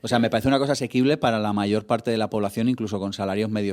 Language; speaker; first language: Spanish; native; Spanish